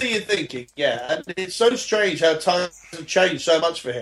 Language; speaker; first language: English; native; English